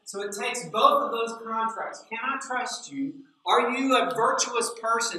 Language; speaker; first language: English; native; English